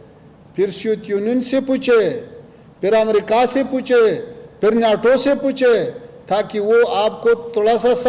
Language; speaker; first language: Hindi; non-native, fluent; Pashto